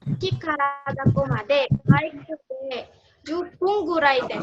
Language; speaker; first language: Japanese; non-native, learner; Indonesian